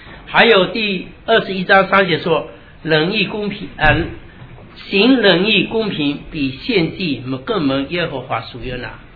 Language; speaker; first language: Chinese; native; Chinese